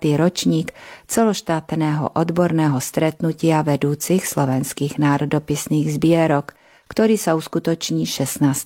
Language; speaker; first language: Slovak; early bilingual, heritage; Slovak